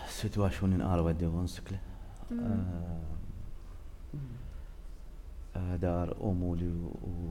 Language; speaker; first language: Norwegian; non-native, learner; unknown